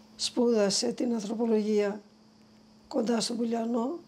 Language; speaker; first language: Greek; native; Greek